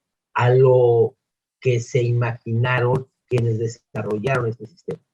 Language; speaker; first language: Spanish; native; Spanish